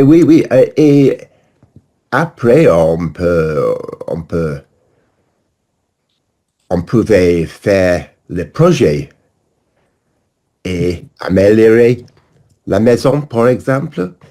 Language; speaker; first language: French; non-native, learner; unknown